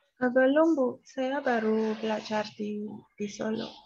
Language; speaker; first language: Indonesian; non-native, learner; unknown